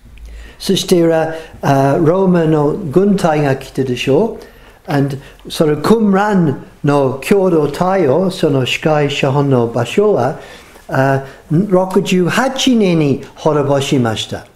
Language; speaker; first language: Japanese; non-native, fluent; English